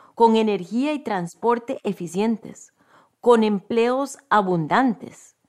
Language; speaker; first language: Spanish; native; Spanish